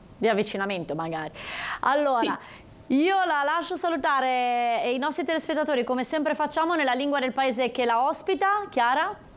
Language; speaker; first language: Italian; native; Italian